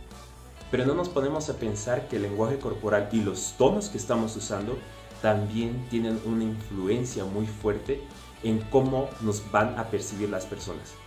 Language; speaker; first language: Spanish; native; Spanish